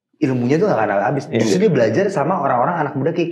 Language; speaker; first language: Indonesian; native; Indonesian